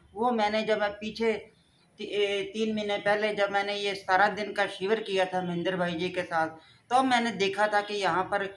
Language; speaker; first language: Hindi; native; Hindi